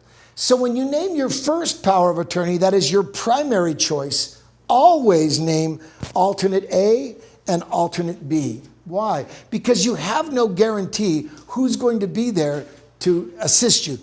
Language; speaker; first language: English; native; English